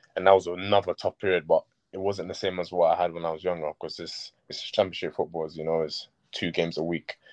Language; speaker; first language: English; native; English